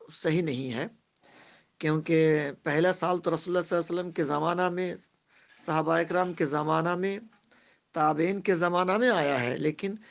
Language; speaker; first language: Urdu; non-native, local second language; Bangla